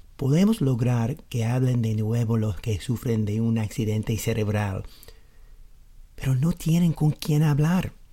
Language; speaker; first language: Spanish; non-native, fluent; English